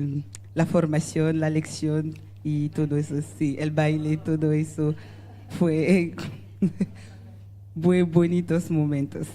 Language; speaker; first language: Spanish; non-native, learner; French